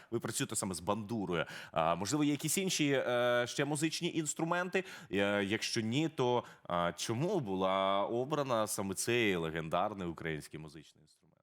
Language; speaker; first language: Ukrainian; native; Ukrainian